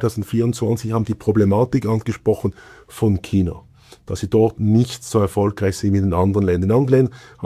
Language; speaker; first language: German; native; German